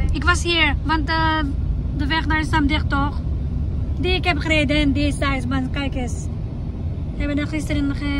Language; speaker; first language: Dutch; non-native, learner; Filipino